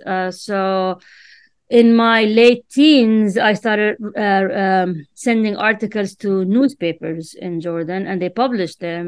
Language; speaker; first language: English; non-native, fluent; Arabic